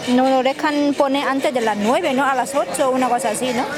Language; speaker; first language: Spanish; non-native, learner; Thai